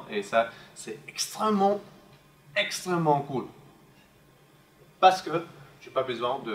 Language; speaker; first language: French; non-native, fluent; Spanish